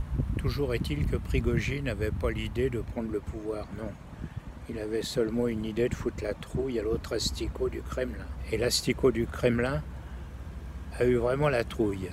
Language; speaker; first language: French; native; French